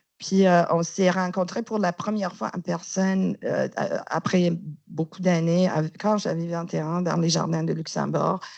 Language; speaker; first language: French; non-native, fluent; Romanian